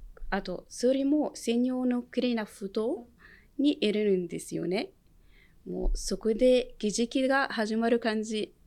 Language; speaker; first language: Japanese; non-native, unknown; Arabic